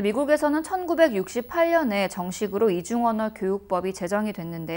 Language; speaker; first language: Korean; native; Korean